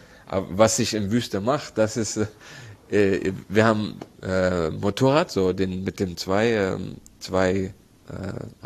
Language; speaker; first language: German; non-native, learner; Arabic